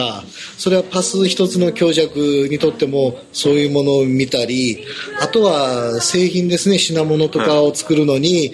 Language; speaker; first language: Japanese; native; Japanese